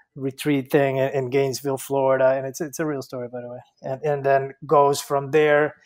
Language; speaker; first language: English; non-native, fluent; Spanish